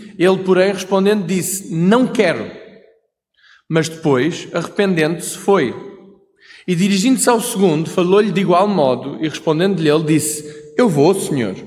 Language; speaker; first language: Portuguese; native; Portuguese